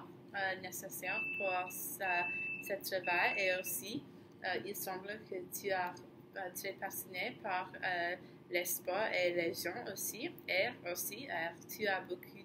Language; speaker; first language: French; non-native, learner; English